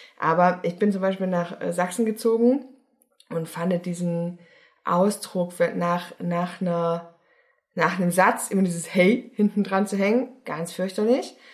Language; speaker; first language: German; native; German